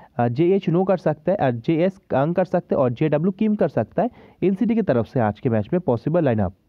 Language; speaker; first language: Hindi; native; Hindi